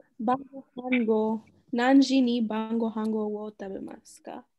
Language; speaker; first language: Japanese; non-native, learner; English